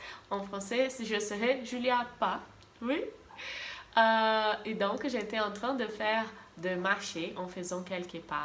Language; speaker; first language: French; non-native, fluent; Portuguese